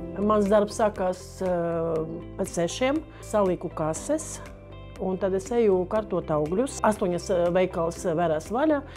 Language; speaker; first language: Latvian; non-native, local second language; Russian